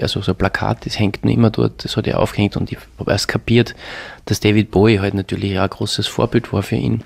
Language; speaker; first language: German; native; German